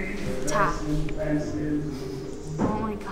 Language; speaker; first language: Korean; non-native, fluent; Turkish